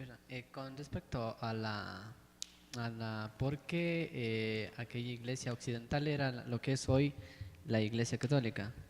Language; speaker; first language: Spanish; native; Spanish